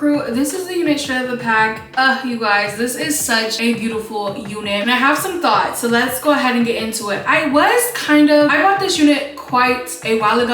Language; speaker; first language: English; native; English